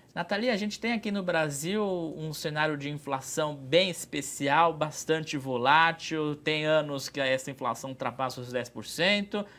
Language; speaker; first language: Portuguese; native; Portuguese